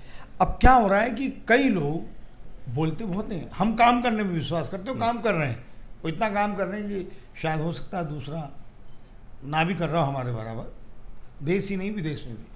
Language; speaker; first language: Hindi; native; Hindi